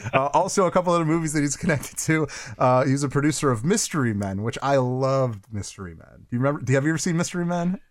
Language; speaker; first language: English; native; English